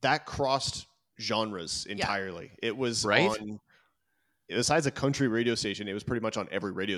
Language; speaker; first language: English; native; English